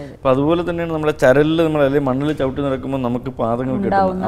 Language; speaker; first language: Malayalam; native; Malayalam